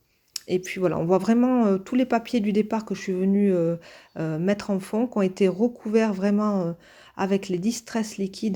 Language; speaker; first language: French; native; French